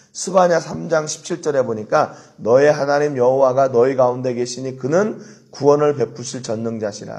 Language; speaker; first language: Korean; native; Korean